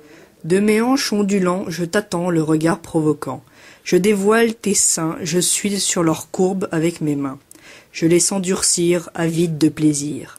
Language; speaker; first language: French; native; French